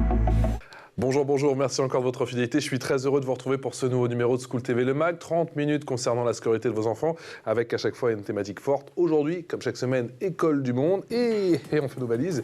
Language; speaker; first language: French; native; French